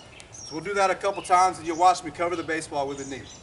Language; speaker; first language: English; native; English